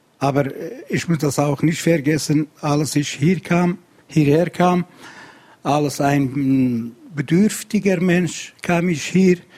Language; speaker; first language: German; non-native, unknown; Central Kurdish